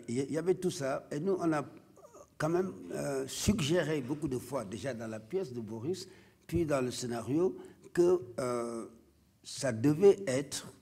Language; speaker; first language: French; non-native, local second language; Wolof